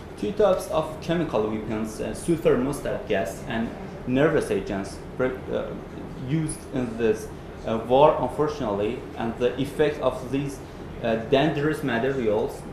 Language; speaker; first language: English; non-native, learner; Persian